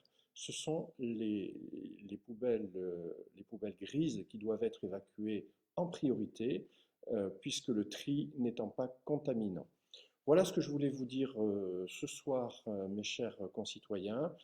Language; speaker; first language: French; native; French